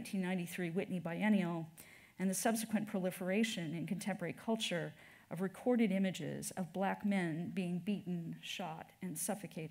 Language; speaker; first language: English; native; English